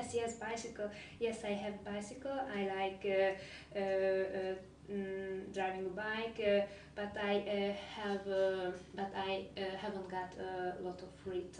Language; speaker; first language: English; non-native, learner; Hungarian